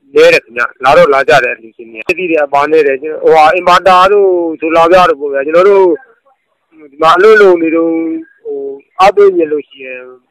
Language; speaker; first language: Burmese; native; Burmese